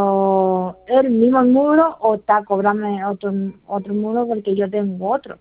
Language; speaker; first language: Spanish; non-native, learner; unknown